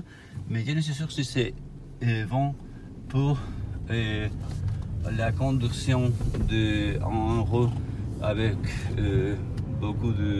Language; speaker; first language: French; non-native, learner; Spanish